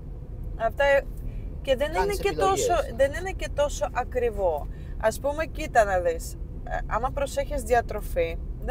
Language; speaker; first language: Greek; non-native, fluent; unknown